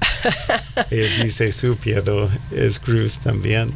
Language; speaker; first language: Spanish; non-native, learner; English